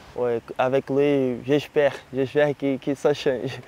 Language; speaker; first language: French; non-native, learner; Portuguese